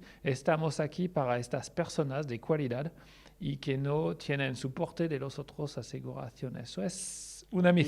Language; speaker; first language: Spanish; non-native, learner; French